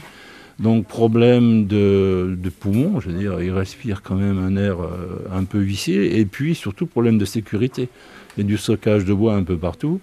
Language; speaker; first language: French; native; French